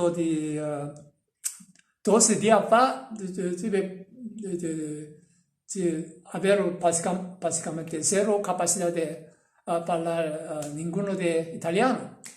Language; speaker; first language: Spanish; non-native, learner; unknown